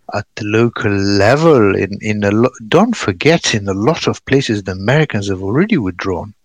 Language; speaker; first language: English; non-native, fluent; Pashto